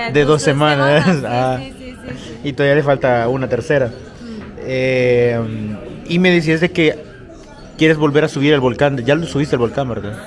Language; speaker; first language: Spanish; native; Spanish